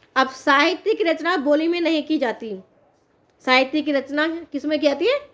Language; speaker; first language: Hindi; native; Hindi